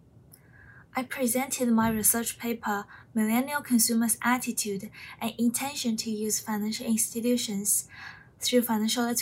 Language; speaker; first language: English; non-native, fluent; Chinese